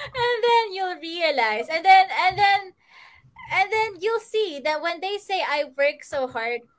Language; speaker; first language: English; non-native, local second language; Filipino